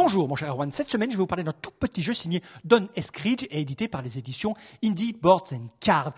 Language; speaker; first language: French; native; French